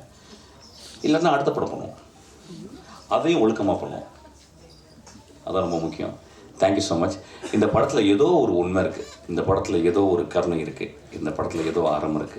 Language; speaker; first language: Tamil; native; Tamil